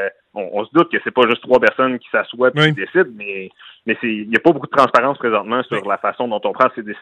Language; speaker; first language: French; native; French